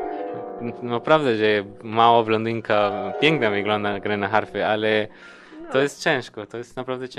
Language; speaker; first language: Polish; non-native, learner; Spanish